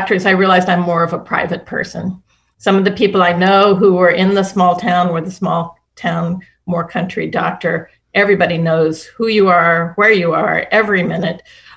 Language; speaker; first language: English; native; English